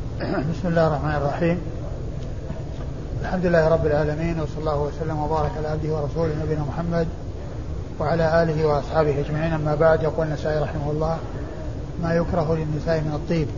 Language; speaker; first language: Arabic; native; Arabic